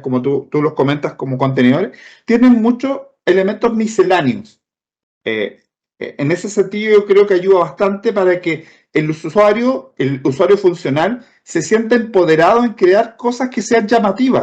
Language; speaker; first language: Spanish; native; Spanish